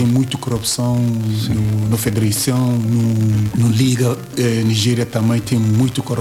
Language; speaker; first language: Portuguese; non-native, learner; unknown